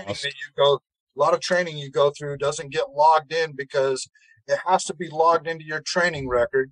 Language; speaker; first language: English; native; English